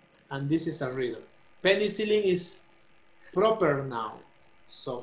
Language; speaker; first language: English; non-native, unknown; Spanish